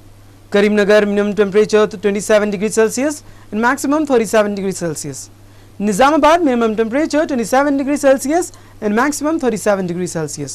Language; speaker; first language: English; non-native, local second language; Urdu